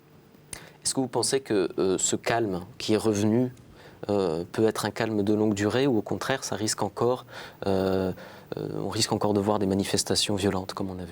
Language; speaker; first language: French; native; French